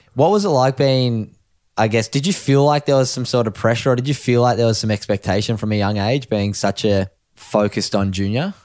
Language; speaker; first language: English; native; English